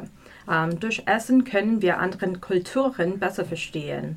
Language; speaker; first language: German; non-native, learner; English